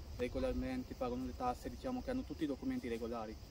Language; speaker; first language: Italian; non-native, fluent; Urdu